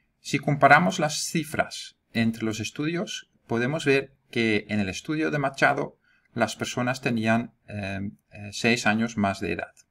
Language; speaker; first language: Spanish; non-native, fluent; Dutch